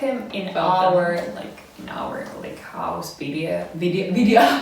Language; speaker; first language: English; non-native, fluent; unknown